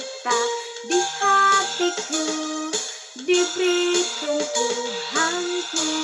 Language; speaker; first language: Indonesian; native; Indonesian